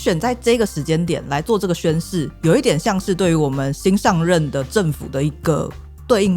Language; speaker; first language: Chinese; native; Chinese